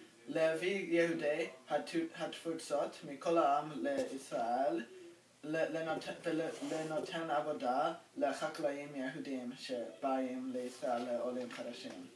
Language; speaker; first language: Hebrew; non-native, learner; English